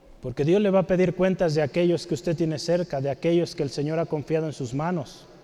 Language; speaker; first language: Spanish; native; Spanish